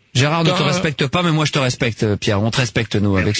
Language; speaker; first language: French; native; French